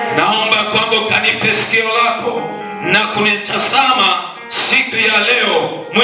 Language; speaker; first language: Swahili; non-native, local second language; Luyia